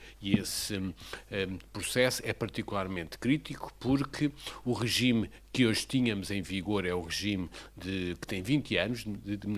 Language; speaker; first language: Portuguese; native; Portuguese